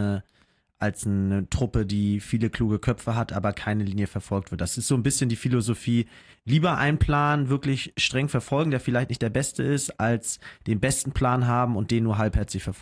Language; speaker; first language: German; native; German